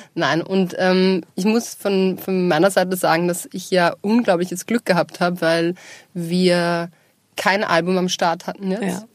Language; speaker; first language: German; native; German